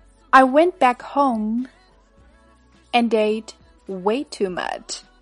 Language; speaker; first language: English; non-native, fluent; Chinese